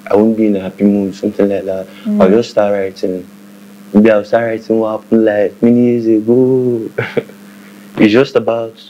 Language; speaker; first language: English; non-native, local second language; Igbo